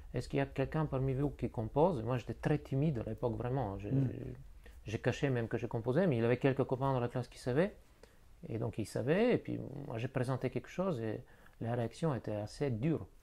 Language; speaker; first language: French; non-native, fluent; Bulgarian